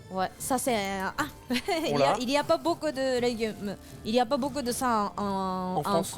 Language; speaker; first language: French; non-native, fluent; Japanese